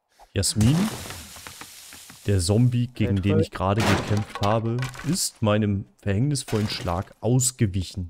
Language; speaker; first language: German; native; German